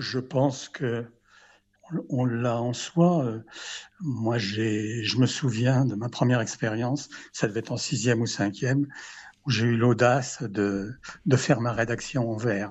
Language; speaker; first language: French; native; French